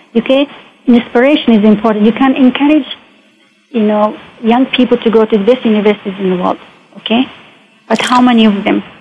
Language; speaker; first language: English; non-native, fluent; Arabic